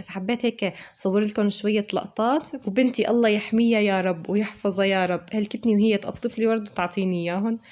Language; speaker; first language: Arabic; native; Arabic